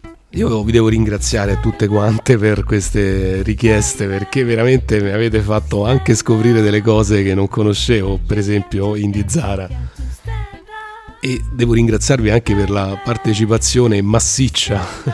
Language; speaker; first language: Italian; native; Italian